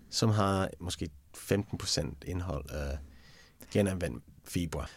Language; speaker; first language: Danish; non-native, fluent; English